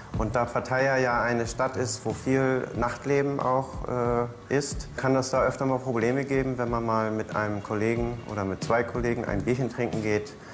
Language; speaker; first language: German; native; German